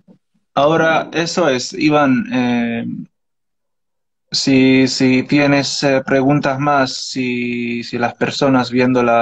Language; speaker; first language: Spanish; non-native, learner; Arabic